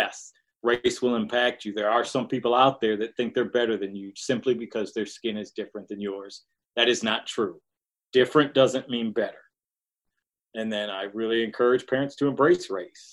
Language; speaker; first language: English; native; English